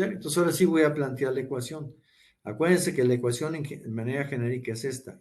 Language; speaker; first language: Spanish; native; Spanish